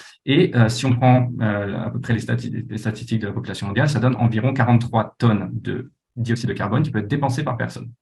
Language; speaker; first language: French; native; French